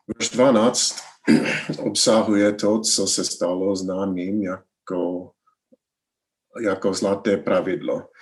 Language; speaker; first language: Czech; non-native, learner; English